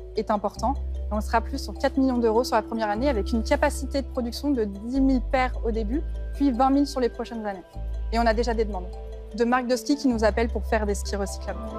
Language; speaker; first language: French; native; French